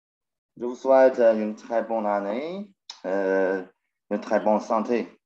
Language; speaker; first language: French; non-native, learner; Chinese